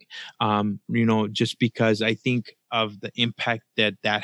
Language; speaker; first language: English; early bilingual, other home language; Spanish